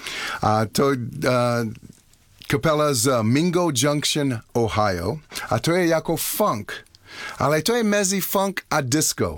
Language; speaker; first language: Czech; non-native, learner; English